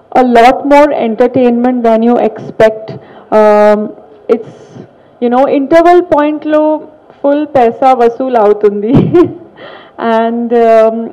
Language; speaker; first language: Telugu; non-native, learner; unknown